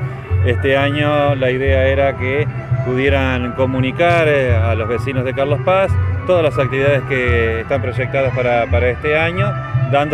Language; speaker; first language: Spanish; native; Spanish